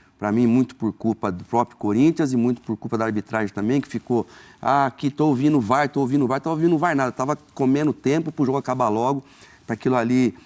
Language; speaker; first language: Portuguese; native; Portuguese